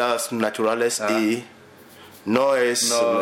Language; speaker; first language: Spanish; non-native, learner; English